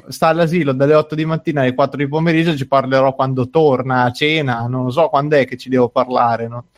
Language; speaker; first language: Italian; native; Italian